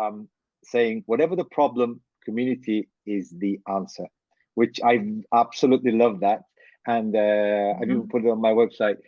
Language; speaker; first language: English; non-native, fluent; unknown